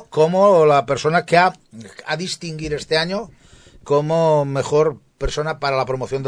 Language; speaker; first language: Spanish; non-native, local second language; Catalan